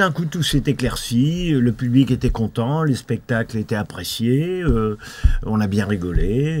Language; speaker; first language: French; native; French